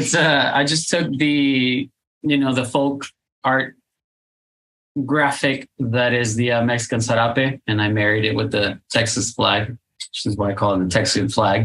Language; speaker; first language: English; non-native, fluent; Spanish